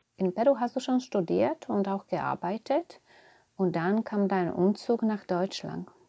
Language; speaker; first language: German; non-native, fluent; Slovak